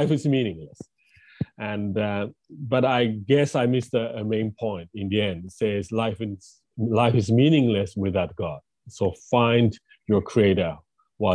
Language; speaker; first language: English; non-native, fluent; Japanese